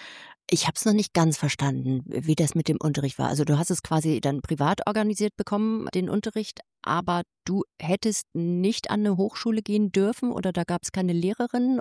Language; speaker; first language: German; native; German